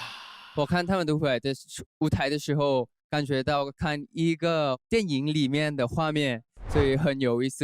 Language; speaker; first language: Chinese; non-native, fluent; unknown